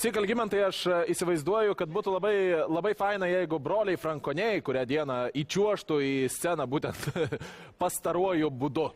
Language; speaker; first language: Lithuanian; native; Lithuanian